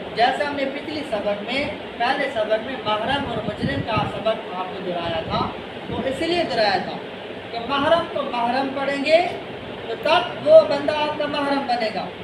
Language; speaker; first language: Urdu; native; Urdu